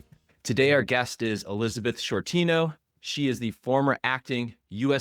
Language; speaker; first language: English; native; English